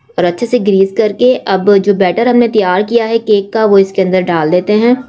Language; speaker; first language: Urdu; native; Urdu